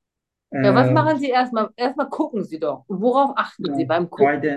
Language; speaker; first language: German; native; German